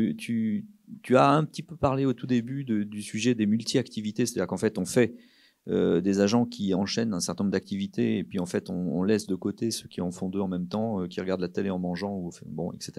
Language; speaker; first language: French; native; French